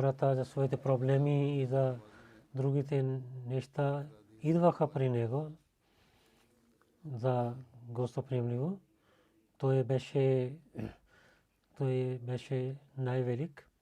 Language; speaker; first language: Bulgarian; non-native, learner; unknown